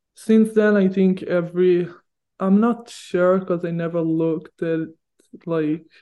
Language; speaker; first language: English; non-native, fluent; Hebrew